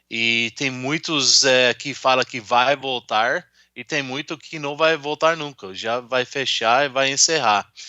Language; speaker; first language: Portuguese; non-native, fluent; English